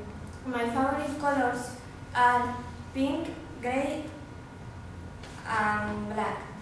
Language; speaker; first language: English; non-native, learner; Spanish